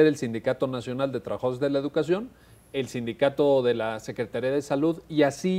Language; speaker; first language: Spanish; native; Spanish